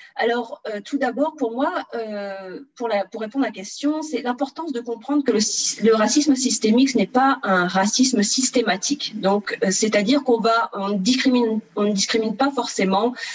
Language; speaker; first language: French; early bilingual, other home language; Portuguese